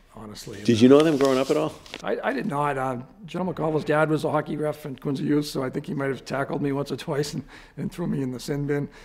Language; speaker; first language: English; native; English